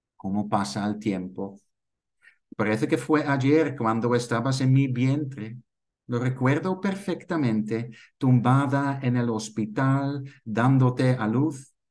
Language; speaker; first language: Spanish; non-native, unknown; Dutch